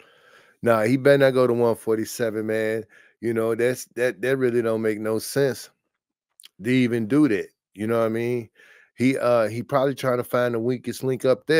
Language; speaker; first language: English; native; English